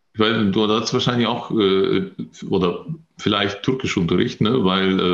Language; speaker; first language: German; early bilingual, other home language; Russian